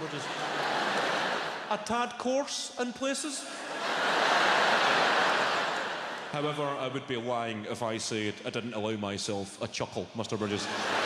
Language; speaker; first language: English; native; English